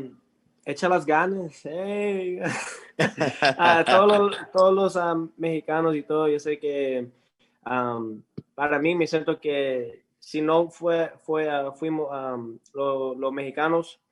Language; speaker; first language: Spanish; early bilingual, heritage; English